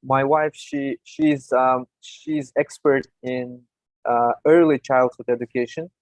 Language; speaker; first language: English; non-native, fluent; Russian